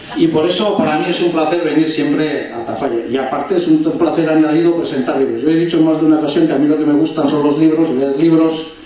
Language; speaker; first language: Spanish; non-native, local second language; Basque